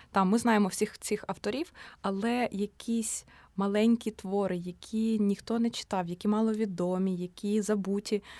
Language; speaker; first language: Ukrainian; native; Ukrainian